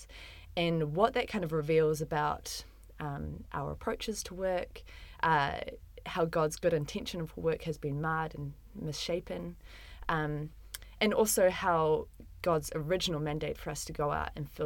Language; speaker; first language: English; native; English